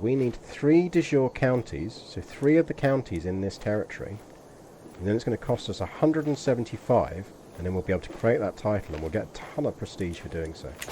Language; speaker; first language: English; native; English